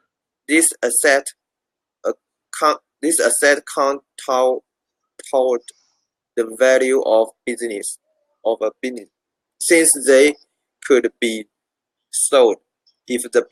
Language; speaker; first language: English; non-native, learner; Chinese